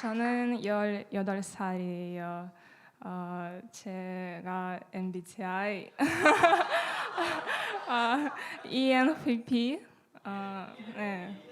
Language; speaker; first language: Korean; non-native, learner; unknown